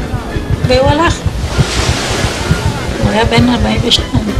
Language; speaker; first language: Hebrew; non-native, fluent; Ladino